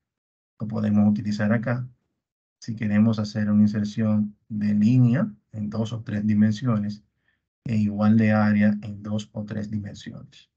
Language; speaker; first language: Spanish; native; Spanish